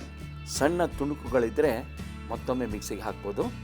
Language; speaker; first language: Kannada; native; Kannada